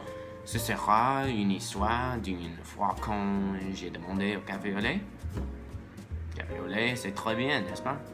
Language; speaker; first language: French; non-native, learner; English